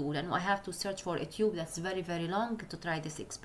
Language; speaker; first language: English; non-native, local second language; Arabic